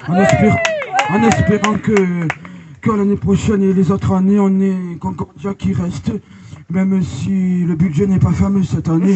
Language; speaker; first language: French; native; French